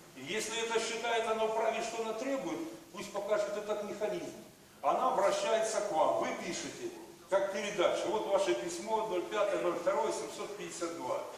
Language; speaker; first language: Russian; native; Russian